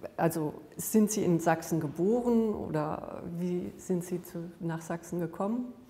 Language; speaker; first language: German; native; German